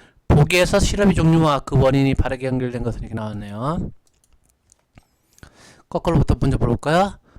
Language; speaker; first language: Korean; native; Korean